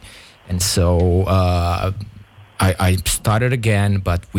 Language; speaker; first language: English; non-native, fluent; Italian